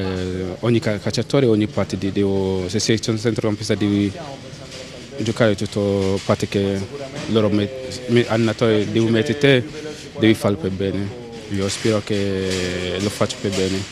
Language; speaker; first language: Italian; non-native, learner; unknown